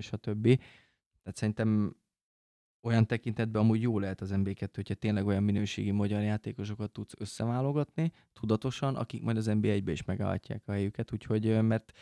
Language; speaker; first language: Hungarian; native; Hungarian